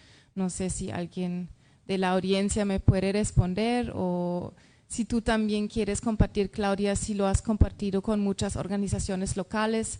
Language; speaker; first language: Spanish; non-native, fluent; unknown